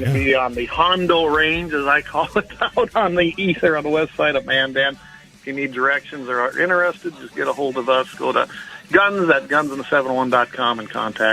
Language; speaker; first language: English; native; English